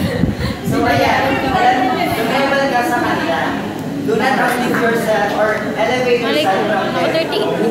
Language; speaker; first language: English; non-native, local second language; Filipino